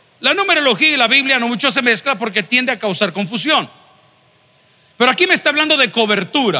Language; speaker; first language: Spanish; native; Spanish